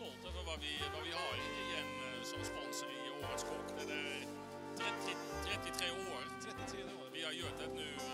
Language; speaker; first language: Swedish; non-native, fluent; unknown